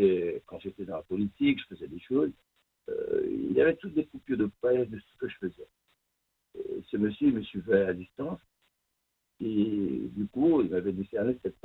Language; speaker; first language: French; native; French